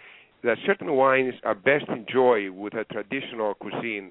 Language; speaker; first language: English; non-native, fluent; Greek